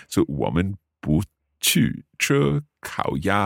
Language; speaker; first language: Chinese; non-native, learner; English